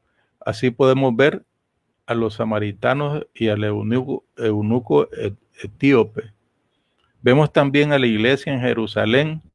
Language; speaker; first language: Spanish; native; Spanish